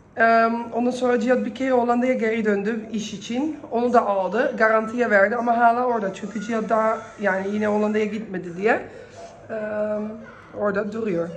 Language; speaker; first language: Turkish; early bilingual, heritage; Dutch